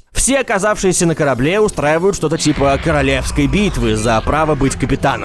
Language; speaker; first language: Russian; native; Russian